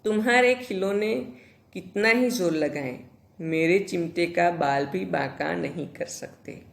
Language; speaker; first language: Hindi; non-native, local second language; Gujarati